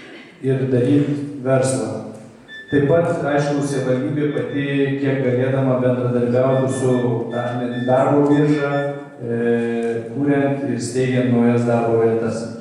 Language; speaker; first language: Lithuanian; native; Lithuanian